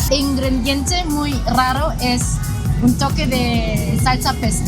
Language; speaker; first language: Spanish; non-native, learner; Chinese